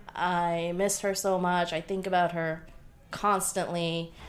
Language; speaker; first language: English; non-native, local second language; Bangla